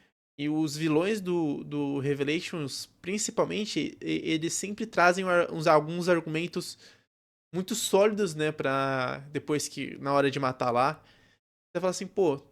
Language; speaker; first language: Portuguese; native; Portuguese